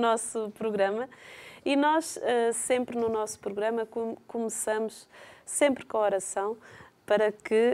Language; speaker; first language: Portuguese; native; Portuguese